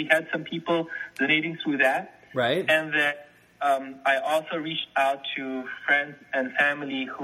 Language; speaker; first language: English; non-native, local second language; Filipino